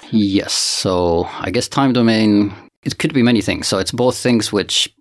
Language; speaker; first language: English; non-native, fluent; Finnish